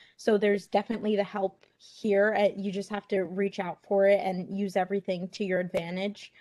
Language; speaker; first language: English; native; English